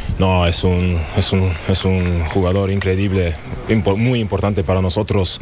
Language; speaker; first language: Spanish; non-native, learner; German